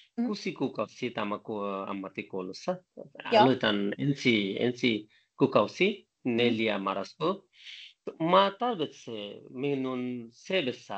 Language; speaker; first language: Finnish; non-native, learner; Bangla